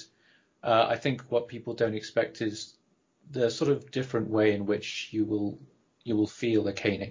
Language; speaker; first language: English; native; English